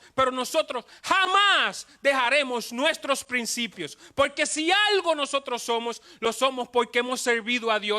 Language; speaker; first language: Spanish; native; Spanish